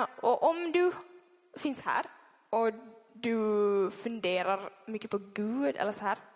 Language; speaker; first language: Swedish; native; Swedish